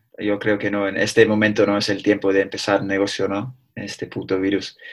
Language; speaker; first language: Spanish; non-native, learner; English